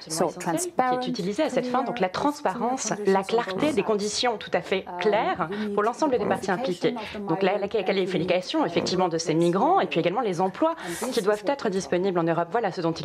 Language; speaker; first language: French; non-native, fluent; German